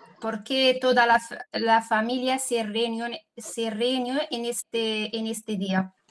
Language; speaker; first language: Spanish; non-native, learner; Arabic